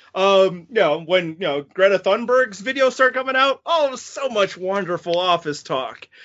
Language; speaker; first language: English; native; English